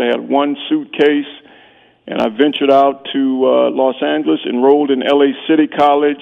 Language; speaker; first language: English; native; English